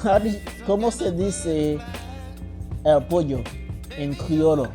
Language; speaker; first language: Spanish; non-native, fluent; Haitian Creole